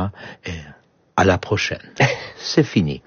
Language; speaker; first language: French; non-native, fluent; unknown